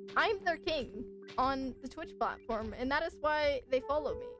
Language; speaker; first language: English; native; English